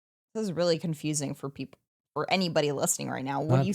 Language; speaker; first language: English; native; English